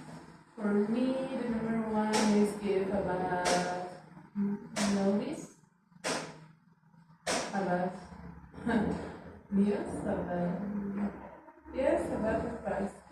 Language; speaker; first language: English; non-native, learner; Spanish